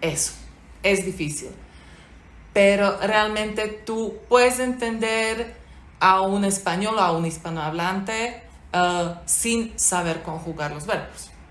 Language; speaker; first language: Spanish; non-native, fluent; Slovak